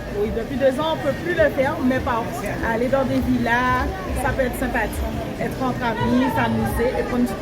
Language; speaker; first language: French; native; French